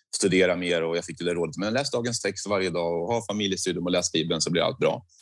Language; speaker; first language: Swedish; native; Swedish